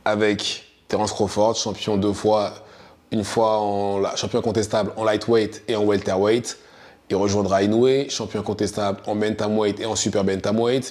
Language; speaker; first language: French; native; French